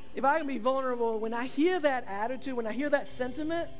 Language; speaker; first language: English; early bilingual, other home language; Spanish